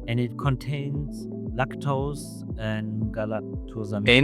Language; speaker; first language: English; non-native, fluent; German